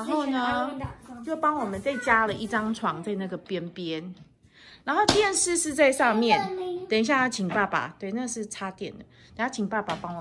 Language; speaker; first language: Chinese; native; Chinese